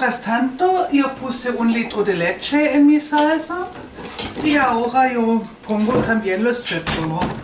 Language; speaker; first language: Spanish; non-native, fluent; Swedish